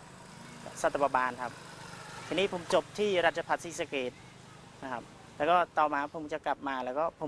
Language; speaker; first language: Thai; non-native, fluent; Khmer